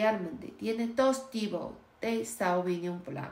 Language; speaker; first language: Spanish; non-native, fluent; Chinese